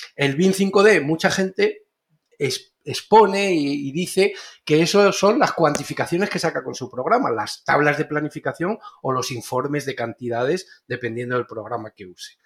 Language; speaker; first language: Spanish; native; Spanish